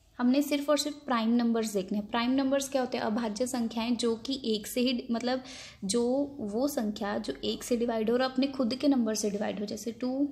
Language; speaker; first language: Hindi; non-native, local second language; Punjabi